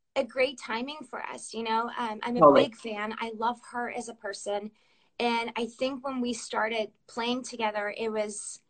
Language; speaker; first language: English; early bilingual, other home language; Russian